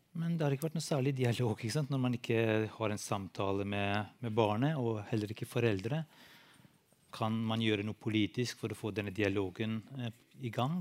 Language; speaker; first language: Norwegian; non-native, fluent; Albanian